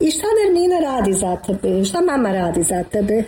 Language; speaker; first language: Croatian; native; Croatian